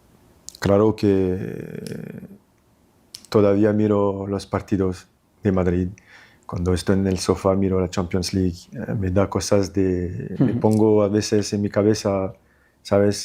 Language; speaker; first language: Spanish; non-native, fluent; French